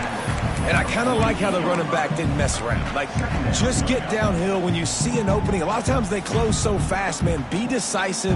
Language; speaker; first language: English; native; English